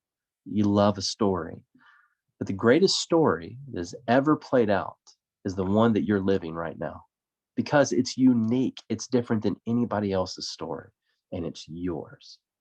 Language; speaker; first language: English; native; English